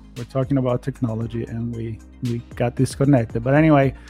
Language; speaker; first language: English; non-native, fluent; Italian